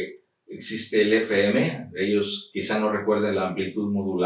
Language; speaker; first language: Spanish; native; Spanish